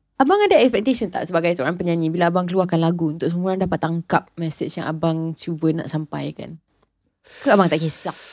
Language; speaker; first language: Malay; non-native, local second language; English